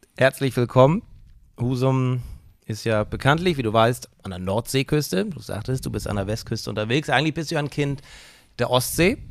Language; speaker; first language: German; native; German